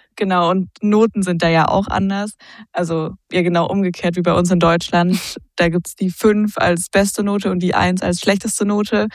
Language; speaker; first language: German; native; German